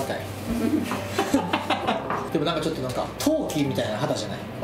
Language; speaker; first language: Japanese; native; Japanese